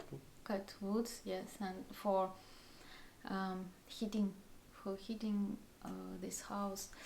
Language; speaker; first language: English; non-native, learner; Russian